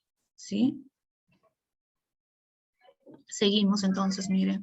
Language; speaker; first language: Spanish; native; Spanish